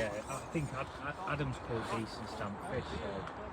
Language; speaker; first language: English; native; English